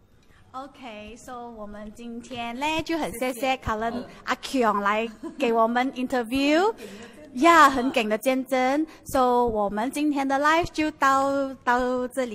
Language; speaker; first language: Chinese; early bilingual, heritage; Chinese